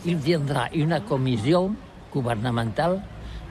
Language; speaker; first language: French; non-native, learner; Catalan